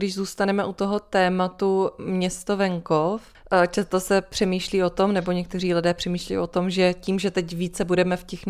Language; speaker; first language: Czech; native; Czech